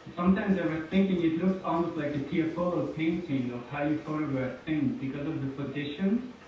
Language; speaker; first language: English; non-native, fluent; Hungarian